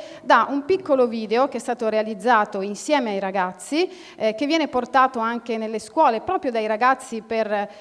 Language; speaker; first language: Italian; native; Italian